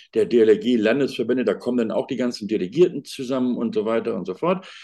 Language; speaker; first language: German; native; German